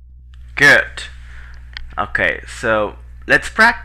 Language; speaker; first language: English; non-native, fluent; Spanish